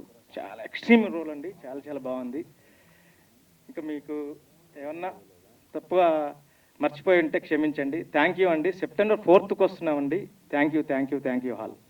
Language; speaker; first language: Telugu; native; Telugu